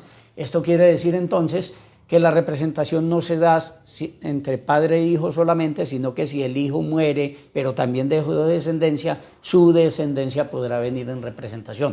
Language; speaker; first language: Spanish; native; Spanish